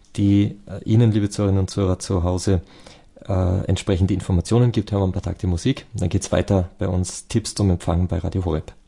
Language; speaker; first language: German; native; German